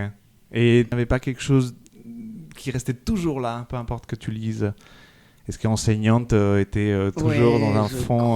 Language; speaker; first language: French; native; French